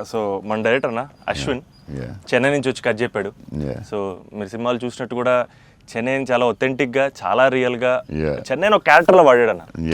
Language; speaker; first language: Telugu; native; Telugu